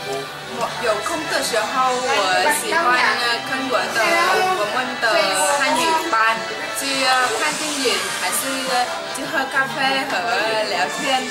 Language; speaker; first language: Chinese; non-native, learner; Vietnamese